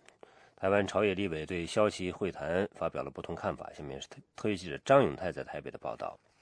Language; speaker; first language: Chinese; native; Chinese